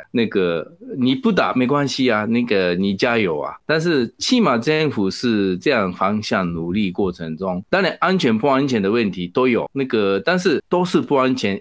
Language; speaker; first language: Chinese; non-native, fluent; Japanese